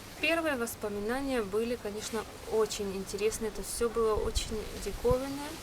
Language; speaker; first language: Russian; native; Russian